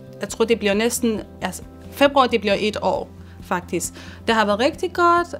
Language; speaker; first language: Danish; non-native, fluent; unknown